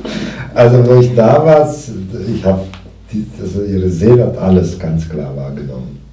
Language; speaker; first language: German; non-native, fluent; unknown